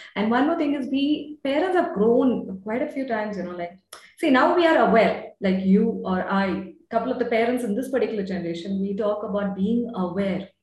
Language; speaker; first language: English; non-native, local second language; Tamil